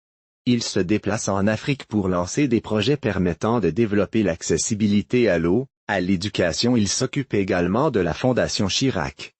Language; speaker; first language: French; native; French